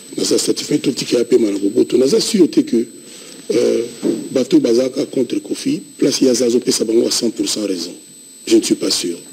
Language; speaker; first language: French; non-native, local second language; Lingala